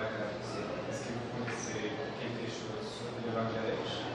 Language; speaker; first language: French; non-native, learner; Spanish